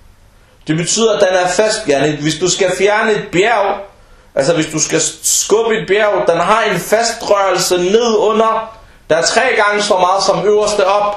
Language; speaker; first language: Danish; early bilingual, other home language; Arabic